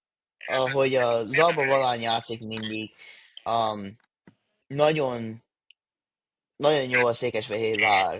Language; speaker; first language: Hungarian; early bilingual, heritage; English